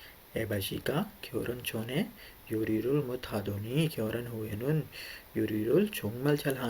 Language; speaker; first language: Korean; non-native, fluent; Urdu